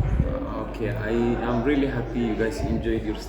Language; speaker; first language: English; non-native, local second language; Tigrinya